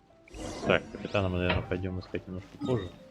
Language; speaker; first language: Russian; native; Russian